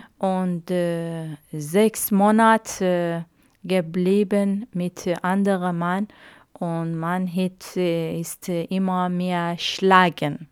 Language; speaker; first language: German; non-native, learner; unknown